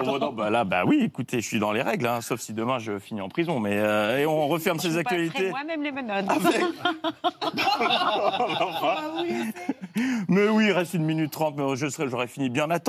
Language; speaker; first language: French; native; French